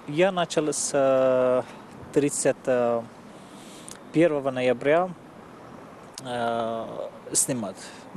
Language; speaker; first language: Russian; non-native, fluent; Persian